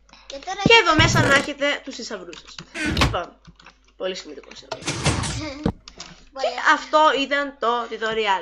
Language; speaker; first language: Greek; native; Greek